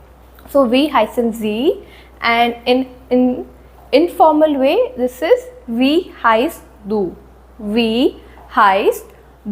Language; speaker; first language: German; non-native, fluent; Hindi